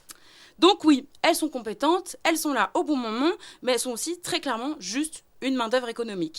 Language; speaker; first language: French; native; French